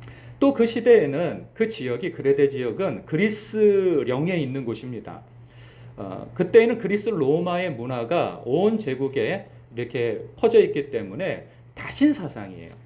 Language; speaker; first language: Korean; native; Korean